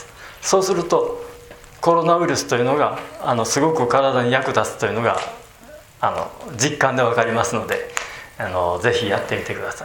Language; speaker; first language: Japanese; native; Japanese